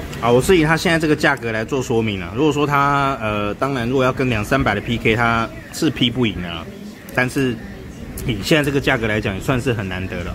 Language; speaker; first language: Chinese; native; Chinese